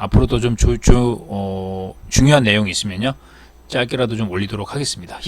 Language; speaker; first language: Korean; native; Korean